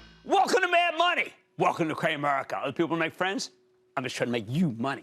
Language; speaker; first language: English; native; English